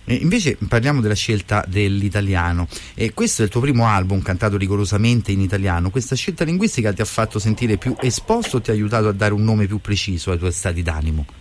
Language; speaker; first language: Italian; native; Italian